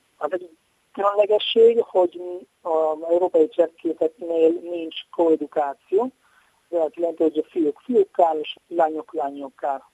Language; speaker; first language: Hungarian; non-native, fluent; Italian